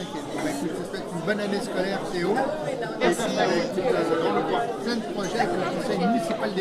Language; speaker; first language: French; native; French